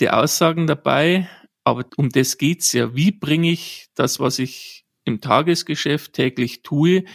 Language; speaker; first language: German; native; German